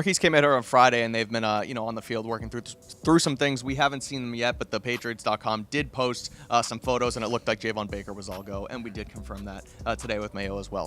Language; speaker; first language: English; native; English